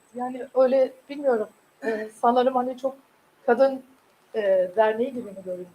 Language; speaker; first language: Turkish; native; Turkish